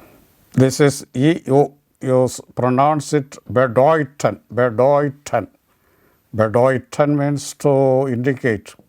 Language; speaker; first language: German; non-native, learner; Malayalam